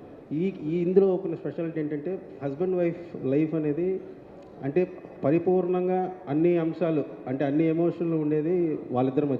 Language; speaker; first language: Telugu; native; Telugu